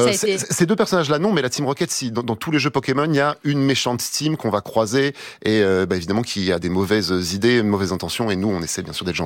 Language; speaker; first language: French; native; French